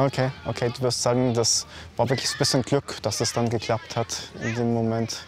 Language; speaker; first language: German; native; German